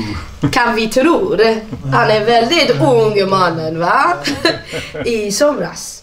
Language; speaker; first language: Swedish; non-native, fluent; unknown